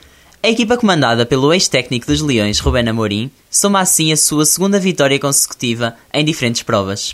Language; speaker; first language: Portuguese; native; Portuguese